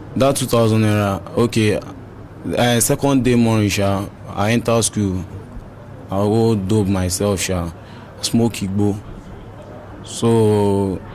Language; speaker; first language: Nigerian Pidgin; non-native, local second language; Yoruba